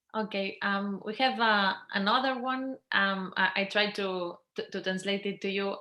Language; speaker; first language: English; non-native, fluent; Catalan